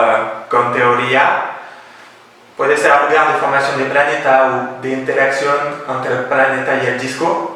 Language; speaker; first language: Spanish; non-native, fluent; French